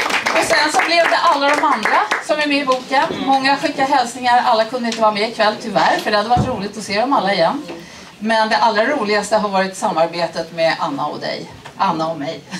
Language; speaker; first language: Swedish; native; Swedish